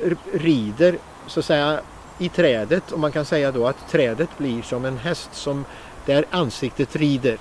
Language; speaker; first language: Swedish; native; Swedish